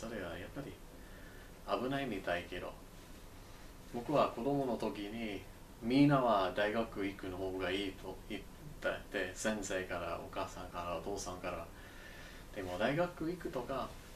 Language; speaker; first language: Japanese; non-native, learner; English